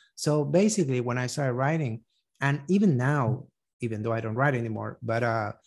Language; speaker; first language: English; non-native, fluent; Spanish